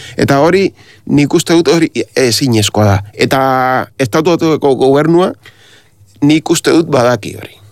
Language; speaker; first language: Basque; non-native, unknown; Spanish